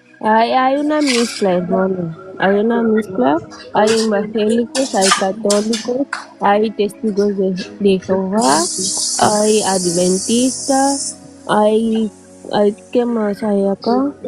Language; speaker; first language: Spanish; non-native, fluent; Portuguese